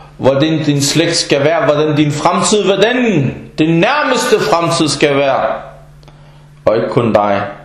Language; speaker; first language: Danish; non-native, fluent; Arabic